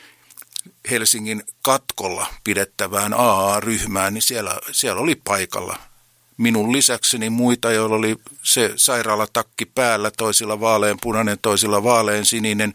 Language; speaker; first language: Finnish; native; Finnish